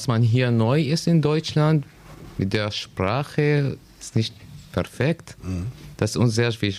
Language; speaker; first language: German; non-native, learner; Arabic